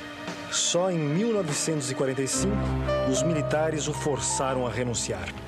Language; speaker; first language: Portuguese; native; Portuguese